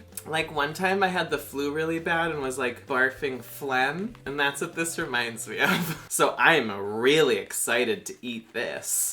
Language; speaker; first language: English; native; English